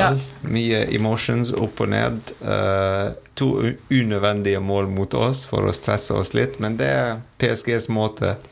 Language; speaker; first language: Norwegian; non-native, fluent; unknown